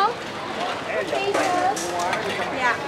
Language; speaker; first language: English; non-native, learner; Vietnamese